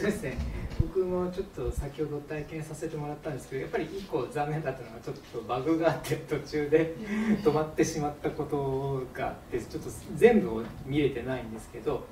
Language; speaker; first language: Japanese; native; Japanese